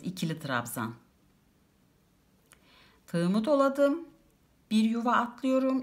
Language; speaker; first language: Turkish; native; Turkish